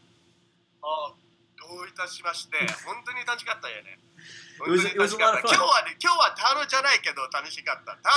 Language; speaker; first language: Japanese; non-native, learner; English